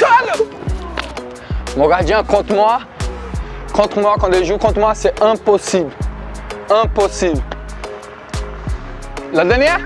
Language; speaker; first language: French; non-native, learner; Portuguese